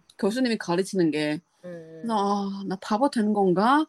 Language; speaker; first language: Korean; non-native, learner; Chinese